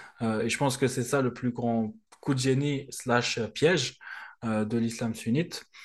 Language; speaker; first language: French; non-native, local second language; Arabic